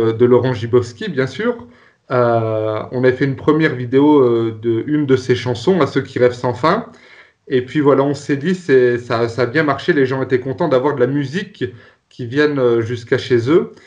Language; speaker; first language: French; native; French